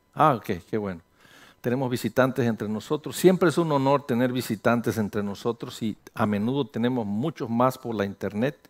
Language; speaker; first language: Spanish; early bilingual, heritage; Spanish